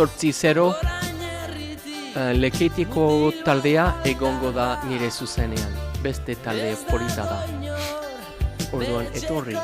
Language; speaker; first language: Basque; non-native, learner; English